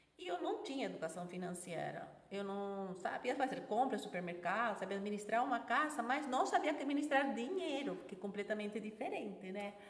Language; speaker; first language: Portuguese; non-native, fluent; Spanish